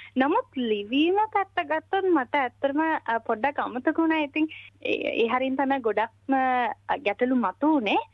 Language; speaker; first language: Sinhala; native; Sinhala